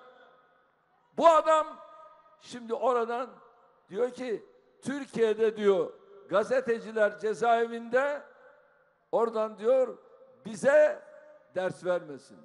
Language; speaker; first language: Turkish; native; Turkish